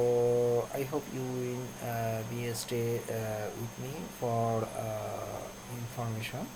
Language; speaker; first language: English; non-native, local second language; Bangla